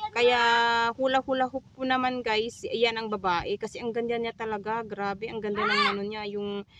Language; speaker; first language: Filipino; non-native, local second language; Cebuano